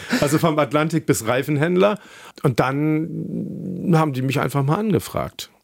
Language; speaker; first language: German; native; German